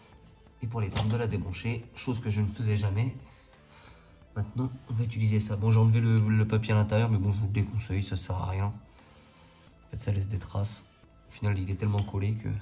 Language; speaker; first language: French; native; French